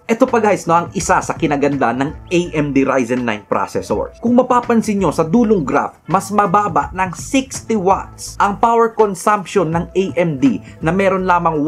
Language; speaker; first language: Filipino; native; Filipino